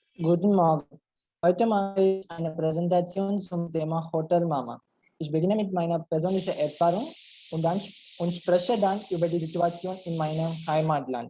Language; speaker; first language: German; non-native, learner; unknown